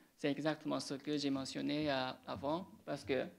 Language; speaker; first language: French; non-native, fluent; Chinese